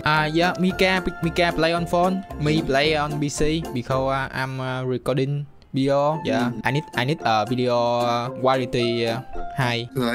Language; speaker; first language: English; non-native, learner; Vietnamese